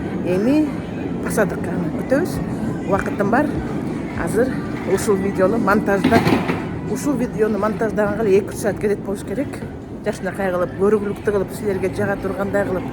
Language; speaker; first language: Kyrgyz; native; Kyrgyz